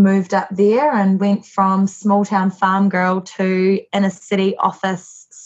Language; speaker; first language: English; native; English